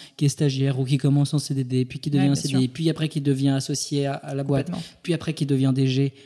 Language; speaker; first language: French; native; French